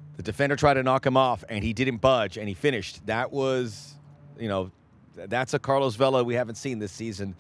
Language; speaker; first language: English; native; English